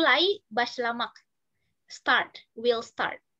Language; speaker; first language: English; non-native, fluent; Indonesian